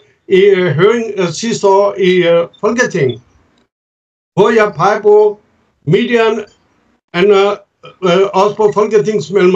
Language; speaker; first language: Danish; non-native, fluent; Urdu